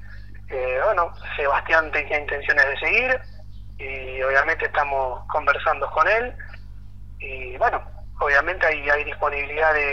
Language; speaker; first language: Spanish; native; Spanish